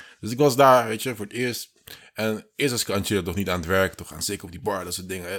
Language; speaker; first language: Dutch; early bilingual, other home language; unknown